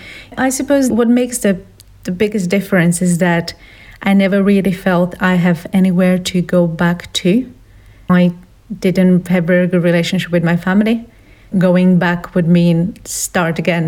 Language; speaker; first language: English; non-native, fluent; Slovak